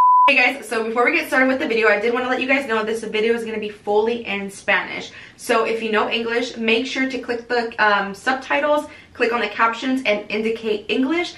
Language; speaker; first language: English; early bilingual, other home language; Spanish